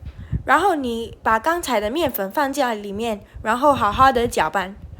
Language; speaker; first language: Chinese; non-native, learner; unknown